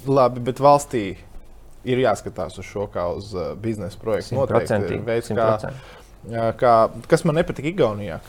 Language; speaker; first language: Latvian; native; Latvian